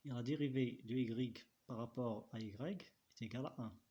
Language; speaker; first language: French; non-native, local second language; Arabic